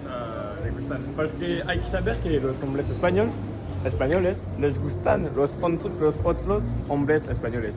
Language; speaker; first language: Spanish; non-native, learner; French